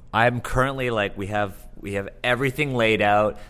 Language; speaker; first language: English; native; English